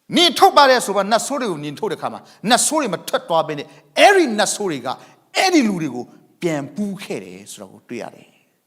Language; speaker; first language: Burmese; non-native, local second language; Thado Chin